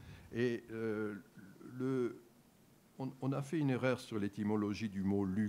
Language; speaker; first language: French; native; French